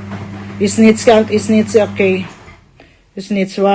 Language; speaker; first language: German; non-native, learner; Filipino